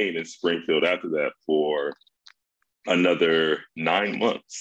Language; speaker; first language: English; native; English